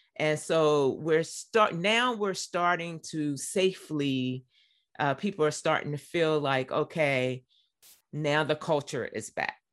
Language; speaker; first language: English; native; English